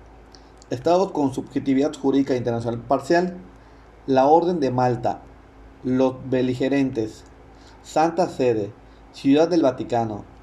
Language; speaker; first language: Spanish; native; Spanish